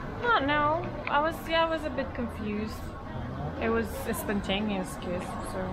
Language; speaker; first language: English; non-native, fluent; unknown